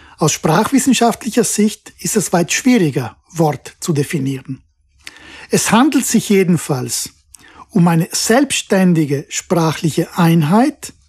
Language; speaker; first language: German; non-native, local second language; Ladin